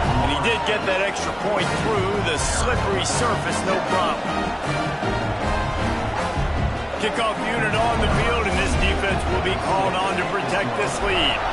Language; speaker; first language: English; native; English